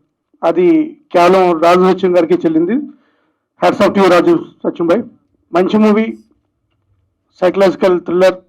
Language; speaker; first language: Telugu; native; Telugu